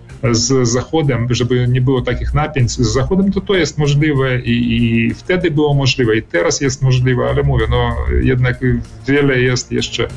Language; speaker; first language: Polish; early bilingual, heritage; Polish